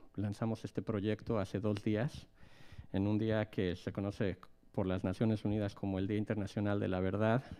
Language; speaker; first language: Spanish; native; Spanish